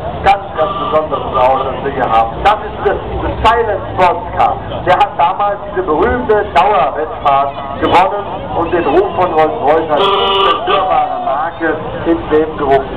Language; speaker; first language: German; native; German